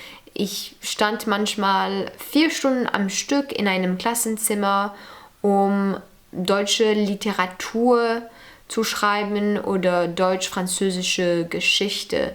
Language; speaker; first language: German; early bilingual, other home language; French